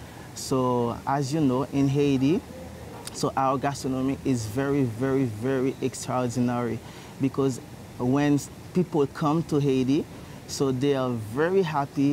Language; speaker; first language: English; non-native, learner; Haitian Creole